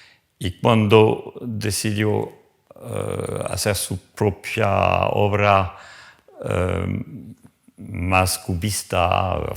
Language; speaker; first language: Spanish; non-native, fluent; French